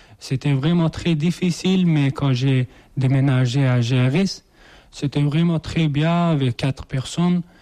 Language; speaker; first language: French; non-native, learner; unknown